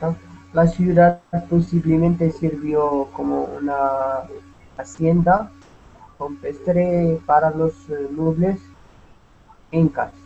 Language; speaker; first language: Spanish; non-native, learner; Arabic